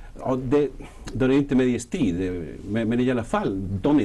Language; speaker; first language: Swedish; non-native, fluent; Spanish